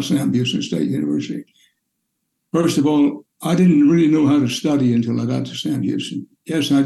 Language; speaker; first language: English; native; English